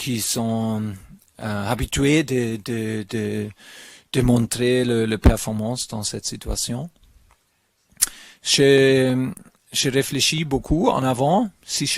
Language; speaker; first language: French; non-native, learner; German